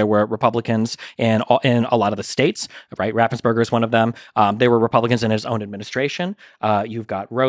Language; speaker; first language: English; native; English